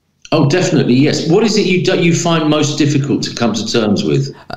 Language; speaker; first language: English; native; English